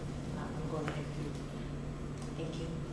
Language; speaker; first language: English; non-native, learner; Korean